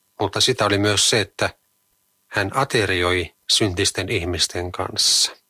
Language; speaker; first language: Finnish; native; Finnish